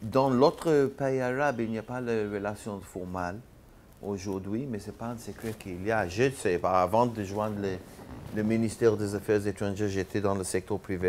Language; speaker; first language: French; non-native, learner; Hebrew